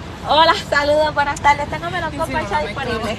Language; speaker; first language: Spanish; native; Spanish